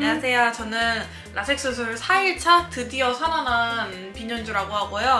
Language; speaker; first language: Korean; native; Korean